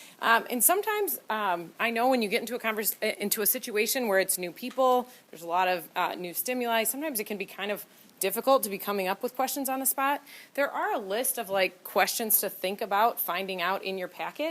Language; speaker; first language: English; native; English